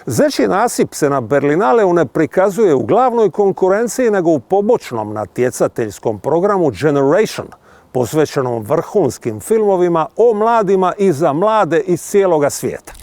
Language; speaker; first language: Bosnian; native; Bosnian